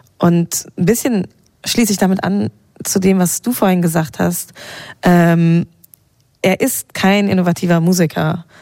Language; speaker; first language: German; native; German